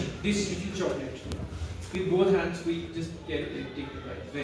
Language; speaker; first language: English; non-native, local second language; Hindi